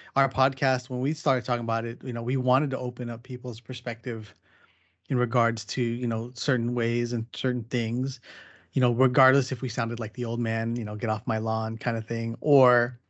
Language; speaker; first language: English; native; English